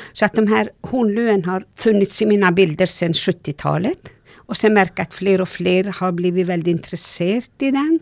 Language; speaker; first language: Swedish; non-native, local second language; Northern Sami